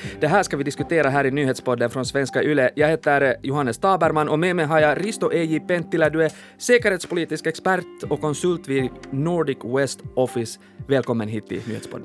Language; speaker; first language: Swedish; native; Swedish